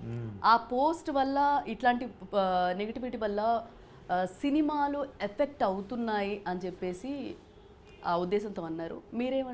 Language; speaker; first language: Telugu; native; Telugu